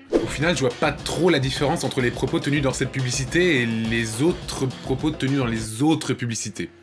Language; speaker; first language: French; native; French